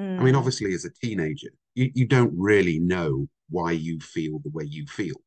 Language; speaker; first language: English; native; English